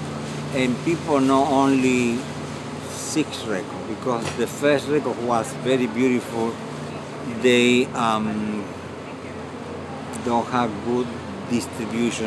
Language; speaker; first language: English; non-native, fluent; Spanish